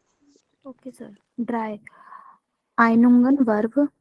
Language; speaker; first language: German; non-native, learner; Hindi